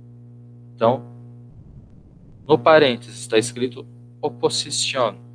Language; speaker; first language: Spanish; non-native, fluent; Portuguese